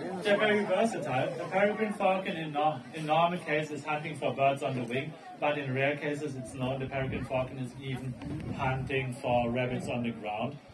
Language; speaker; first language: English; non-native, fluent; German